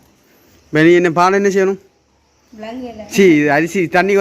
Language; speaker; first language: Tamil; native; Tamil